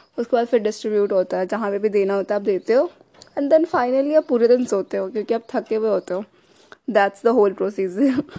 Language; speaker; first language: Hindi; native; Hindi